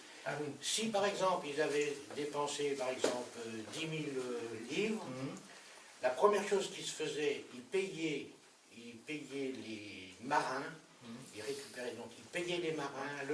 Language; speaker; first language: French; native; French